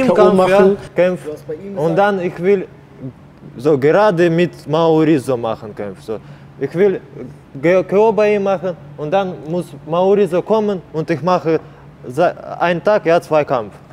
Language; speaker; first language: German; non-native, learner; Russian